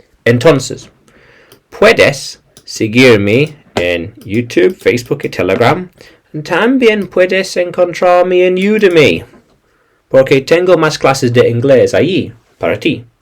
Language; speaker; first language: Spanish; non-native, learner; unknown